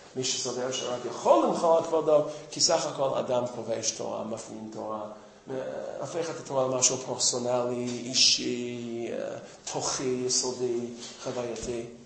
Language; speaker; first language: Hebrew; non-native, fluent; English